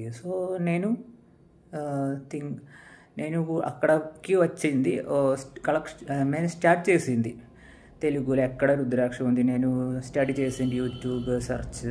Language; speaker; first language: Telugu; non-native, learner; Malayalam